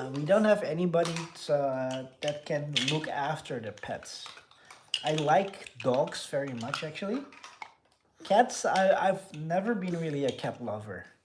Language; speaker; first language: English; non-native, fluent; Dutch